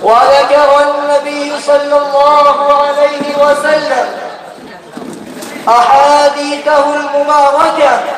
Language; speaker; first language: Arabic; non-native, learner; Urdu